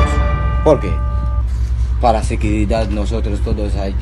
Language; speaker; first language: Spanish; non-native, learner; Haitian Creole